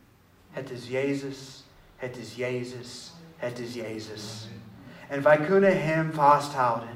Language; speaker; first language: Dutch; non-native, learner; English